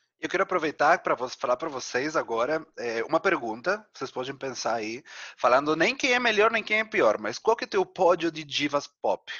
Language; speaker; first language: Portuguese; non-native, fluent; Spanish